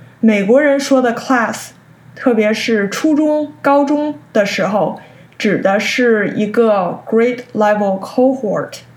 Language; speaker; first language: Chinese; early bilingual, heritage; Chinese